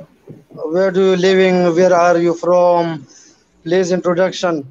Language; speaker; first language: English; non-native, learner; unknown